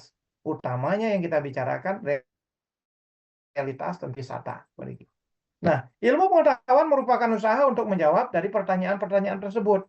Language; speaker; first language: Indonesian; non-native, local second language; Balinese